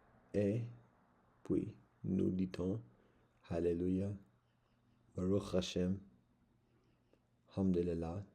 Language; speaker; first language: French; non-native, learner; English